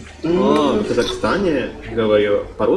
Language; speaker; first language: Russian; non-native, learner; Indonesian